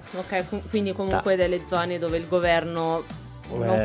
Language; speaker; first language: Italian; native; Italian